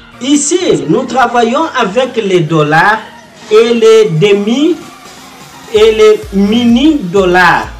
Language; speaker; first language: French; non-native, fluent; Portuguese